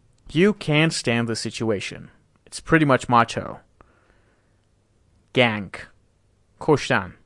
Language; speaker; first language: English; non-native, fluent; Persian